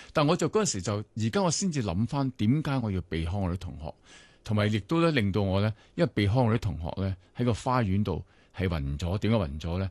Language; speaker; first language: Cantonese; non-native, local second language; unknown